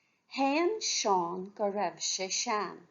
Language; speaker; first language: Irish; non-native, local second language; English